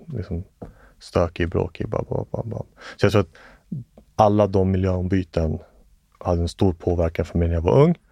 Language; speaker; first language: Swedish; early bilingual, other home language; English